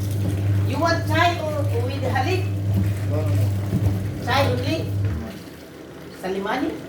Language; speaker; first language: English; non-native, learner; Cebuano